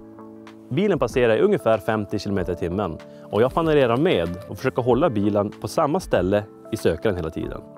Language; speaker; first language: Swedish; native; Swedish